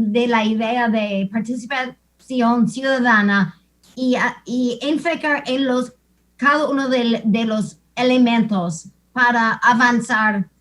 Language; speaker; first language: Spanish; non-native, fluent; English